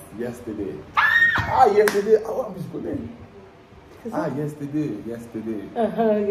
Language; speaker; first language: English; non-native, learner; French